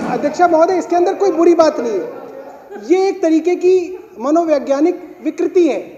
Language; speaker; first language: Hindi; native; Hindi